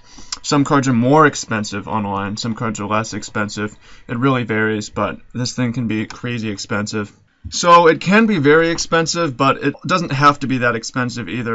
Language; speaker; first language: English; native; English